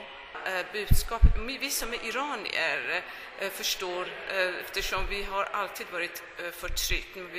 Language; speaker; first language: Swedish; non-native, fluent; Persian